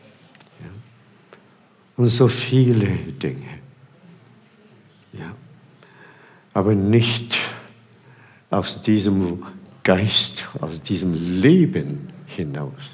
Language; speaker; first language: German; non-native, fluent; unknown